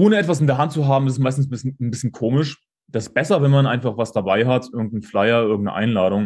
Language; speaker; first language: German; native; German